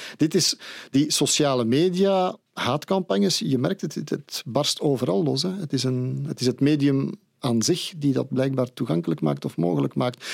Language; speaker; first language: Dutch; native; Dutch